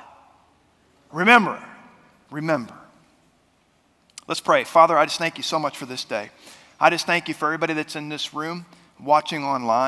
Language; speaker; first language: English; native; English